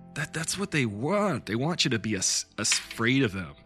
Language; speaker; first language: English; native; English